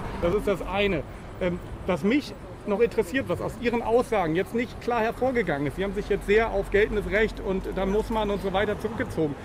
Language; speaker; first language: German; native; German